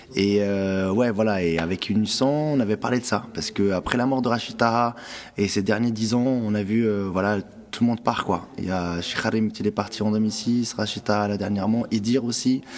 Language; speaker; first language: French; non-native, local second language; Arabic